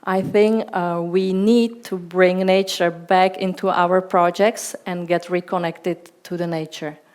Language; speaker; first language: English; non-native, fluent; Czech